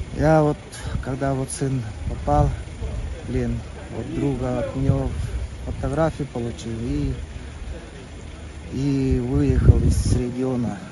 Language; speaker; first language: Russian; non-native, local second language; Tuvinian